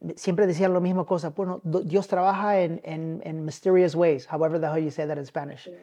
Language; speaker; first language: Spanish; early bilingual, heritage; Spanish